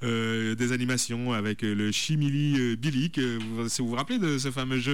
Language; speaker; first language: French; native; French